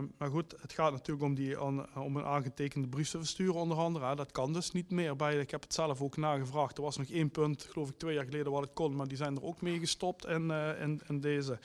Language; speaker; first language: Dutch; native; Dutch